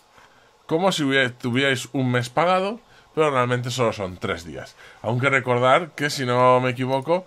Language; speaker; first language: Spanish; native; Spanish